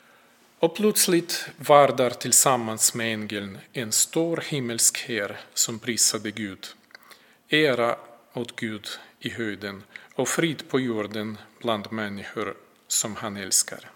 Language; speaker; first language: Swedish; non-native, fluent; Russian